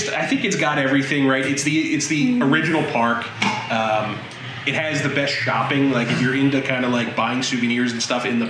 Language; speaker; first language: English; native; English